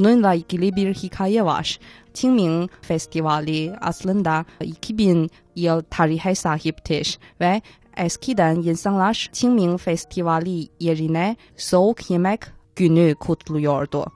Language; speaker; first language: Turkish; non-native, fluent; Chinese